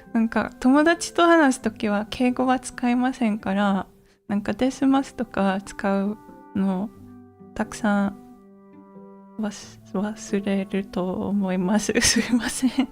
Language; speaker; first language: Japanese; non-native, learner; English